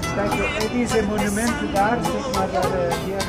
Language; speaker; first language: Dutch; non-native, fluent; Spanish